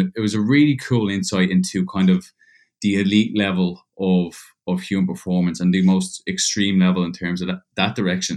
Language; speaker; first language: English; native; English